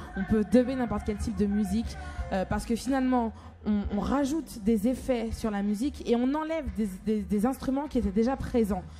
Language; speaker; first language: French; native; French